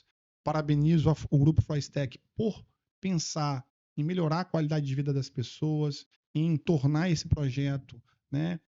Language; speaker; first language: Portuguese; native; Portuguese